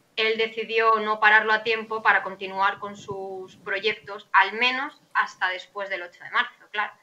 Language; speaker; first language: Spanish; native; Spanish